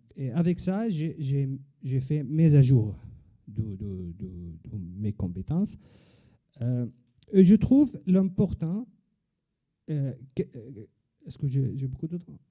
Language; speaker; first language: French; non-native, learner; Arabic